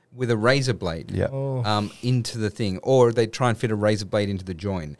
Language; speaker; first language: English; native; English